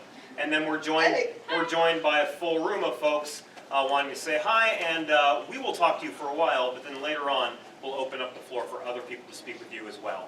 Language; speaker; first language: English; native; English